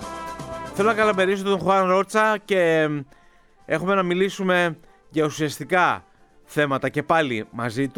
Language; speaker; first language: Greek; native; Greek